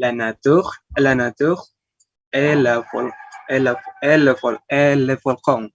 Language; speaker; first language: French; non-native, learner; Indonesian